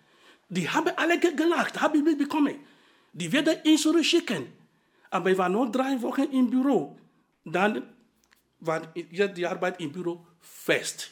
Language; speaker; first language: German; non-native, fluent; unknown